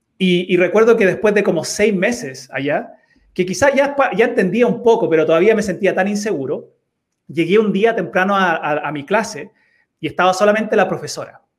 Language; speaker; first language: Spanish; early bilingual, heritage; Spanish